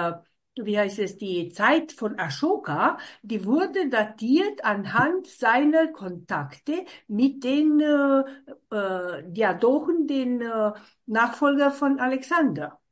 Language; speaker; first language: German; non-native, fluent; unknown